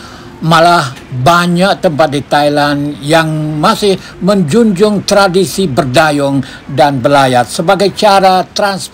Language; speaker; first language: Malay; native; Malay